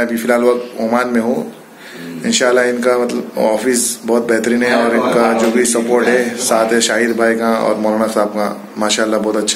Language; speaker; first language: Hindi; native; Hindi